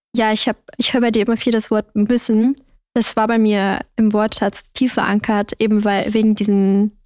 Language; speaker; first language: German; early bilingual, other home language; Vietnamese